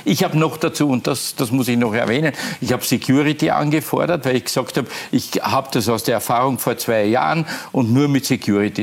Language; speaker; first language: German; native; German